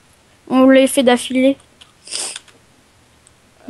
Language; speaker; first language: French; native; French